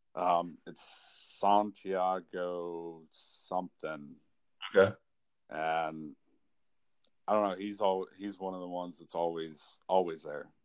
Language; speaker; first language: English; native; English